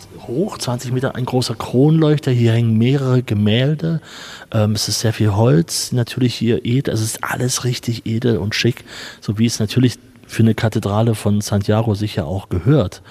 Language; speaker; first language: German; native; German